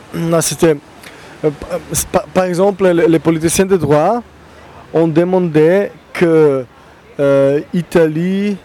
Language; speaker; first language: French; non-native, fluent; Slovenian